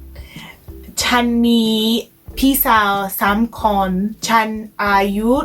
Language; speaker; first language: Thai; non-native, learner; English